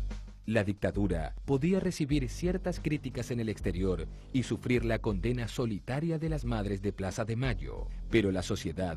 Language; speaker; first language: Spanish; native; Spanish